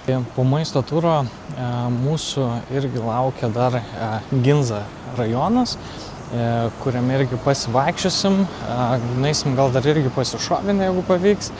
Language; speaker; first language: Lithuanian; native; Lithuanian